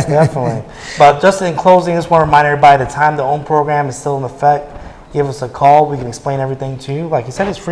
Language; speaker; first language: English; native; English